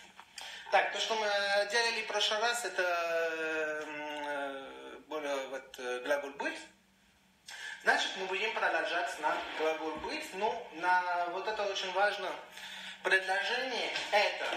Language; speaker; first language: Russian; non-native, learner; French